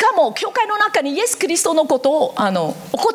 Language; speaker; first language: Japanese; non-native, learner; Korean